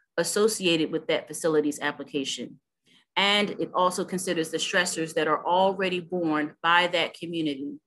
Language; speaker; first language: English; native; English